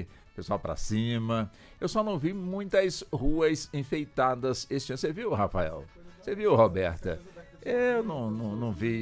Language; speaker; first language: Portuguese; native; Portuguese